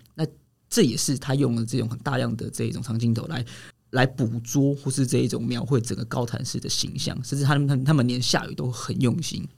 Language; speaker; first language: Chinese; native; Chinese